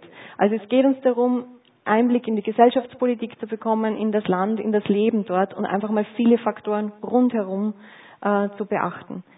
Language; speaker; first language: German; native; German